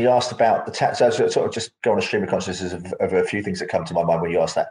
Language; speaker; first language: English; native; English